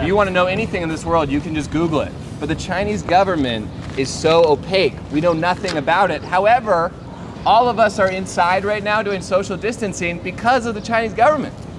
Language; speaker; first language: English; native; English